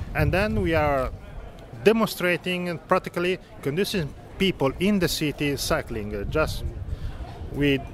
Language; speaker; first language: English; non-native, learner; Italian